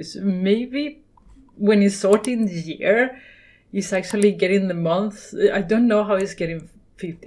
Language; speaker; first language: English; non-native, fluent; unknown